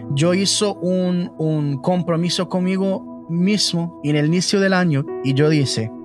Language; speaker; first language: Spanish; non-native, learner; English